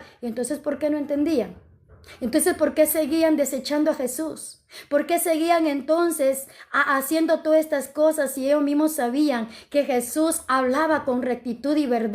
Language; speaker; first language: Spanish; native; Spanish